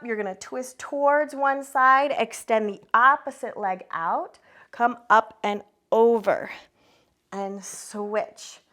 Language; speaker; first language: English; native; English